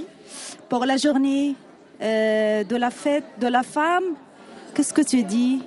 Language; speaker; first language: French; non-native, learner; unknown